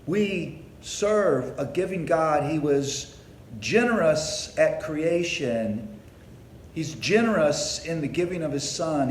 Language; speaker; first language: English; native; English